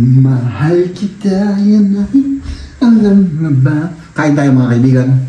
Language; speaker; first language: Filipino; native; Filipino